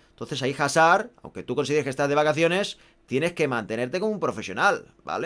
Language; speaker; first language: Spanish; native; Spanish